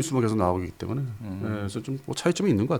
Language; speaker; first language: Korean; native; Korean